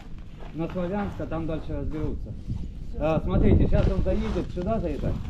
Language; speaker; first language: Russian; native; Russian